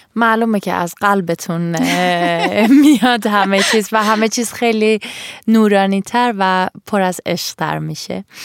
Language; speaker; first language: Persian; early bilingual, heritage; Persian